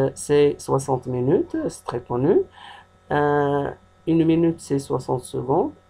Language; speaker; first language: French; non-native, local second language; Arabic